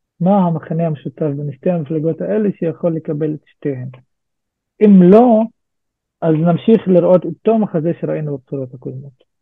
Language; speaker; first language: Hebrew; non-native, local second language; Arabic